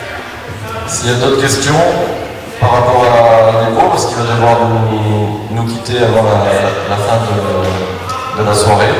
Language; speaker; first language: French; native; French